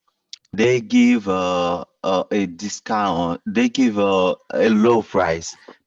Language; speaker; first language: English; non-native, learner; Haitian Creole